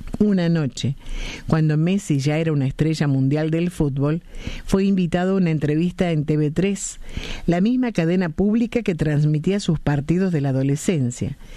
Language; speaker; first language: Spanish; native; Spanish